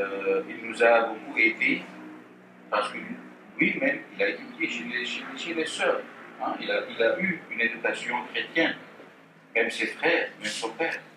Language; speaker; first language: French; non-native, fluent; Arabic